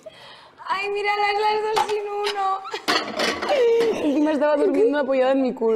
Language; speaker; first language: Spanish; native; Spanish